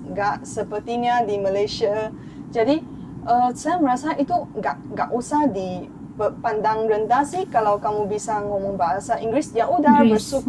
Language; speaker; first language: Indonesian; non-native, fluent; Chinese